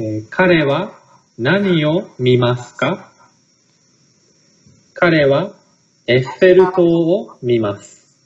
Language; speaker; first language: Japanese; native; Japanese